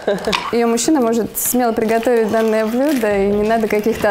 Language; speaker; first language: Russian; native; Russian